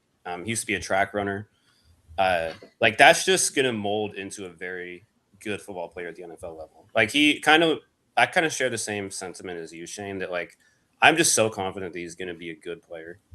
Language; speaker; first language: English; native; English